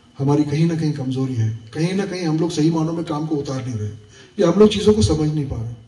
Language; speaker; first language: Urdu; non-native, local second language; Memoni